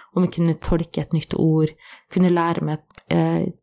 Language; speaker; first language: Norwegian; native; Norwegian